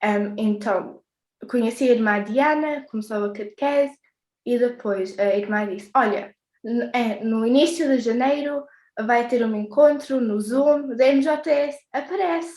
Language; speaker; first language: Portuguese; early bilingual, heritage; English